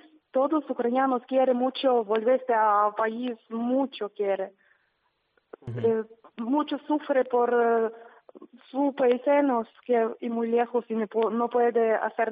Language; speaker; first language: Spanish; non-native, learner; Ukrainian